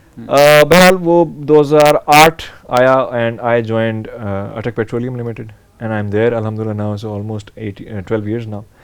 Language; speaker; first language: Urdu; native; Urdu